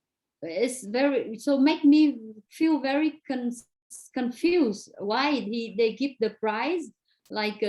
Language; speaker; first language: English; non-native, fluent; Vietnamese